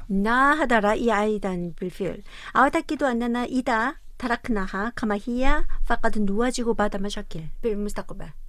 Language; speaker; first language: Arabic; non-native, fluent; Korean